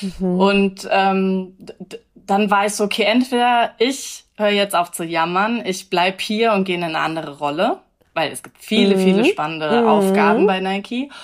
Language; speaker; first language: German; early bilingual, other home language; English